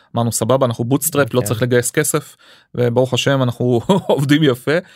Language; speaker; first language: Hebrew; early bilingual, other home language; English